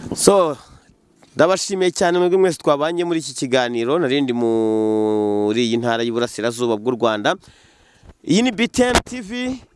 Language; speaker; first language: Kinyarwanda; native; Kinyarwanda